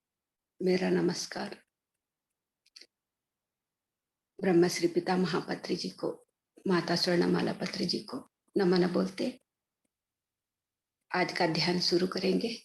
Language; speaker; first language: Hindi; non-native, local second language; Kannada